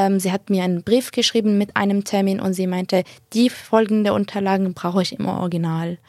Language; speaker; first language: German; non-native, fluent; Arabic